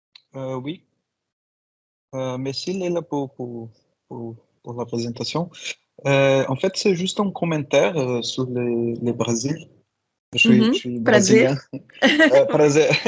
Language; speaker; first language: French; non-native, fluent; Portuguese